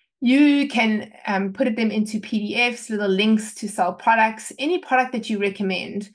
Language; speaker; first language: English; native; English